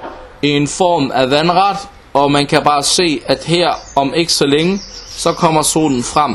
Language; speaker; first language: Danish; non-native, local second language; Arabic